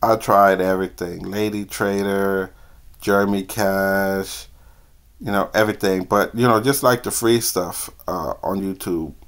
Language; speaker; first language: English; native; English